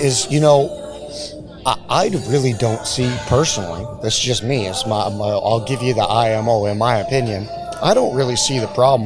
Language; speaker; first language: English; native; English